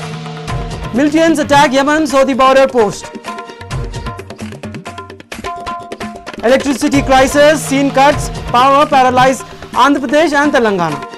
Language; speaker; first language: English; non-native, local second language; Urdu